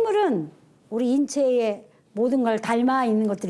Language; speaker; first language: Korean; native; Korean